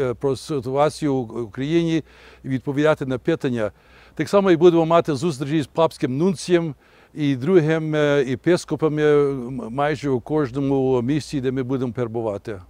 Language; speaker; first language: Ukrainian; early bilingual, heritage; Ukrainian